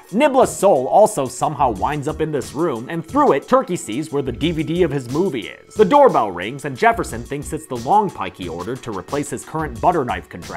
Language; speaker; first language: English; native; English